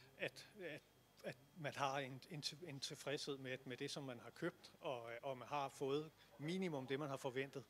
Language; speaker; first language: Danish; native; Danish